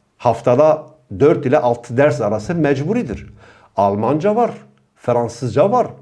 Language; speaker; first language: Turkish; non-native, local second language; Kurdish